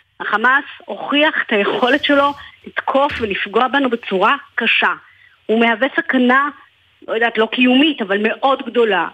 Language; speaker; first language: Hebrew; native; Hebrew